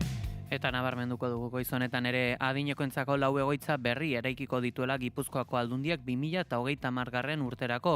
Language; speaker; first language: Basque; native; Basque